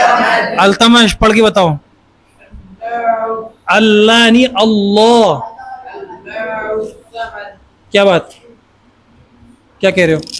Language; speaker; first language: Hindi; native; Hindi